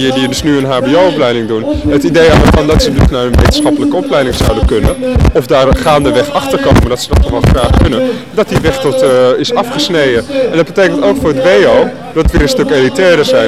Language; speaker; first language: Dutch; native; Dutch